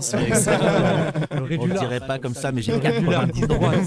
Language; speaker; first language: French; non-native, fluent; English